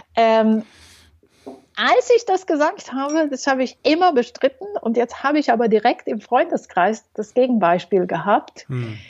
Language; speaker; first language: German; non-native, fluent; Romanian